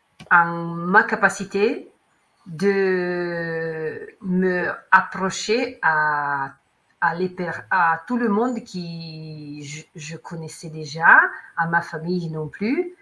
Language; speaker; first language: French; non-native, learner; Italian